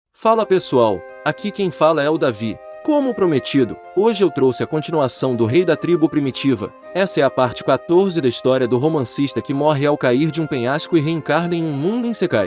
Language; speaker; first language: Portuguese; native; Portuguese